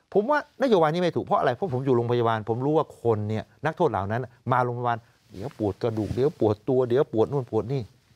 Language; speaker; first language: Thai; native; Thai